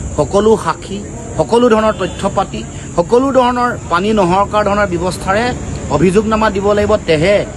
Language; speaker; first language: Assamese; native; Assamese